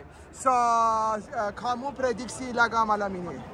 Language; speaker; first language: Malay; non-native, learner; Persian